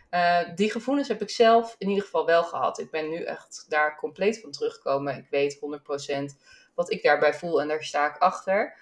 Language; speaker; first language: Dutch; native; Dutch